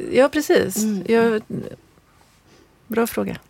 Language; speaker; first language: Swedish; native; Swedish